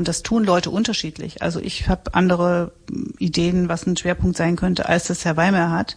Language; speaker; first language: German; native; German